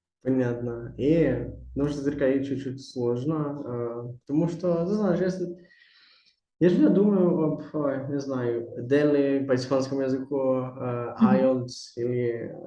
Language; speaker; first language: Russian; non-native, learner; Portuguese